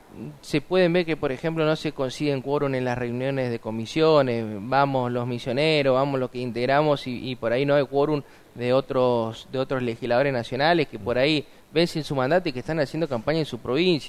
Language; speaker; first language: Spanish; native; Spanish